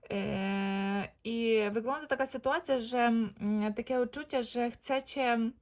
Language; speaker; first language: Polish; non-native, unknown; Ukrainian